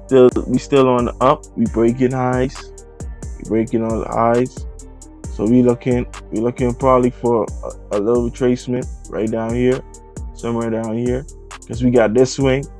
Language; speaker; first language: English; native; English